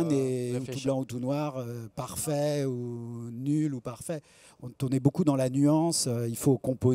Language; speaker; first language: French; native; French